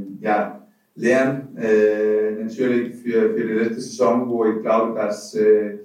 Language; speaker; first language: German; non-native, learner; Danish